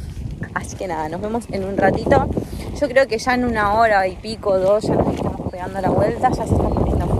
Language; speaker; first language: Spanish; native; Spanish